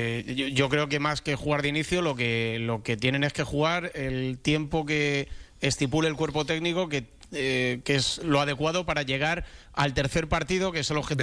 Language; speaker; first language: Spanish; native; Spanish